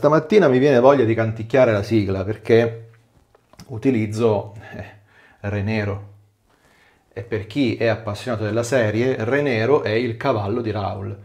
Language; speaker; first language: Italian; native; Italian